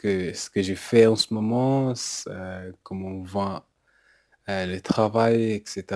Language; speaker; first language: French; non-native, learner; English